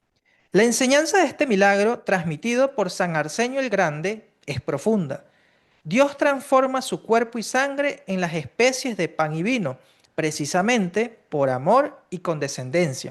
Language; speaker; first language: Spanish; native; Spanish